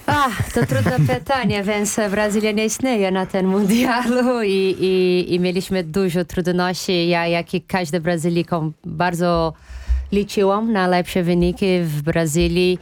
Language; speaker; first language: Polish; non-native, fluent; Portuguese